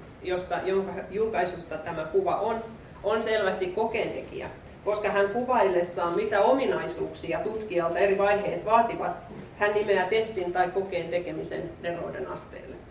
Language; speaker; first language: Finnish; native; Finnish